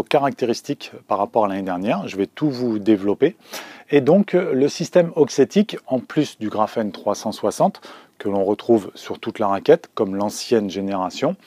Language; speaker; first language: French; native; French